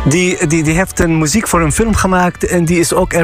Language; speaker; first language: Dutch; non-native, fluent; Arabic